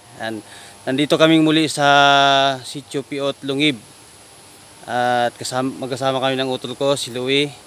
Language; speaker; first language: Filipino; non-native, local second language; Bikol